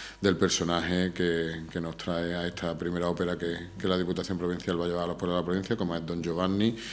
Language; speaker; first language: Spanish; native; Spanish